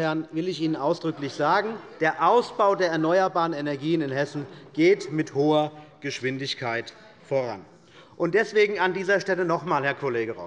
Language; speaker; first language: German; native; German